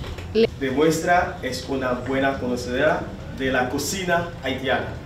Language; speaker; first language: Spanish; non-native, fluent; Haitian Creole